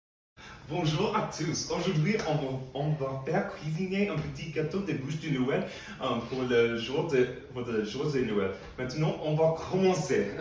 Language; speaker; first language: French; non-native, learner; English